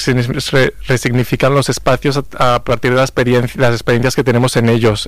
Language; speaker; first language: Spanish; native; Spanish